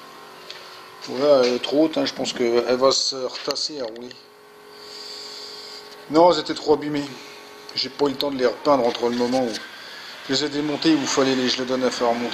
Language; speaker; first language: French; native; French